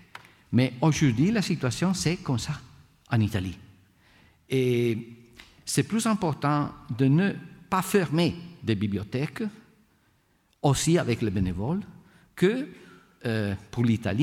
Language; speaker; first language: French; non-native, fluent; Italian